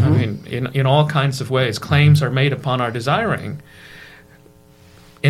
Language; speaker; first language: English; non-native, local second language; Malayalam